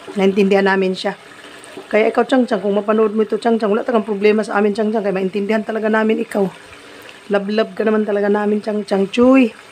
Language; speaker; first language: Filipino; non-native, local second language; Cebuano